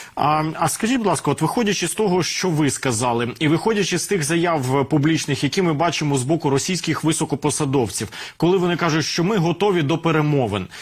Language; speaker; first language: Ukrainian; native; Ukrainian